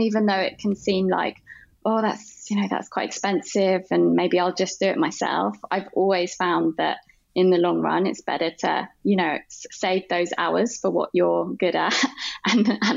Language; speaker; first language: English; native; English